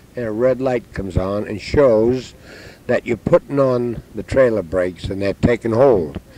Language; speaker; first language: English; native; English